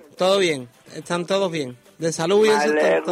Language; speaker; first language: Spanish; native; Spanish